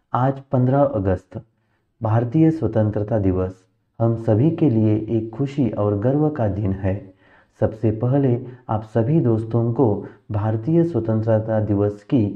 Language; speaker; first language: Hindi; non-native, local second language; Marathi